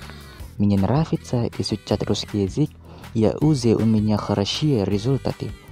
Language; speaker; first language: Russian; non-native, learner; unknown